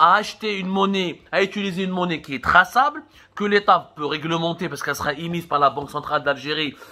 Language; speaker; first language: French; non-native, local second language; Arabic